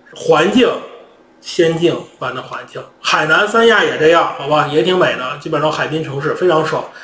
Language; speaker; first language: Chinese; native; Chinese